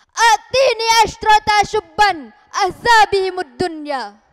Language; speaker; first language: Arabic; non-native, learner; Indonesian